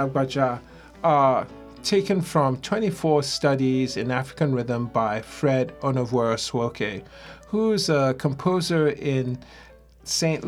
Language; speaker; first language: English; non-native, local second language; Ewe